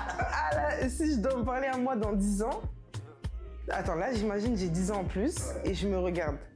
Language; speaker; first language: French; native; French